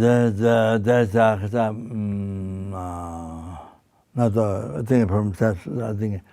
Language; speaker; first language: English; non-native, fluent; Sherpa